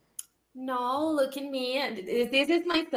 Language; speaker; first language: English; non-native, learner; Spanish